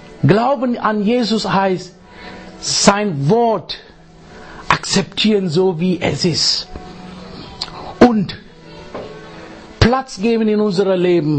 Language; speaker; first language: German; non-native, fluent; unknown